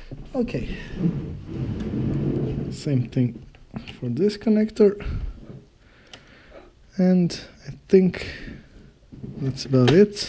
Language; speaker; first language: English; non-native, fluent; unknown